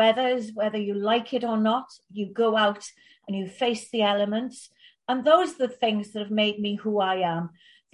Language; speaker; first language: English; native; English